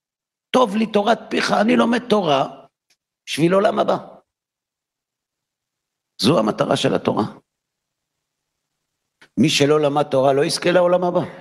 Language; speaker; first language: Hebrew; native; Hebrew